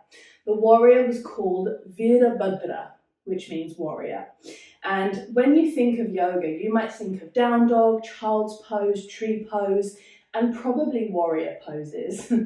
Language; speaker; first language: English; native; English